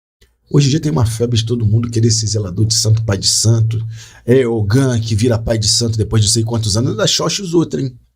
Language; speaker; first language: Portuguese; native; Portuguese